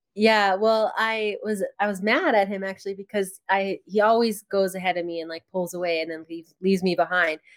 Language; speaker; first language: English; native; English